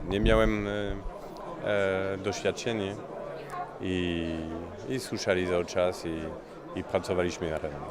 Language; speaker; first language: Polish; non-native, learner; French